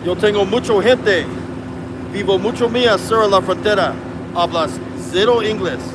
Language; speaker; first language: Spanish; non-native, learner; English